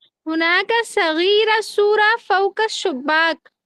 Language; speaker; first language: Arabic; non-native, learner; Urdu